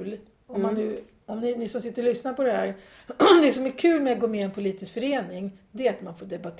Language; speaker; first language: Swedish; native; Swedish